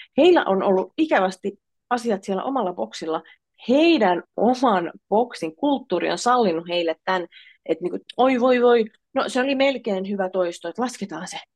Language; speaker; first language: Finnish; native; Finnish